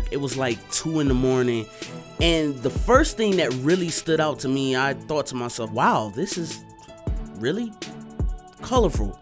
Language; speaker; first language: English; native; English